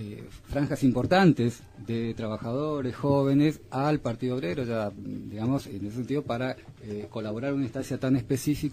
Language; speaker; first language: Spanish; native; Spanish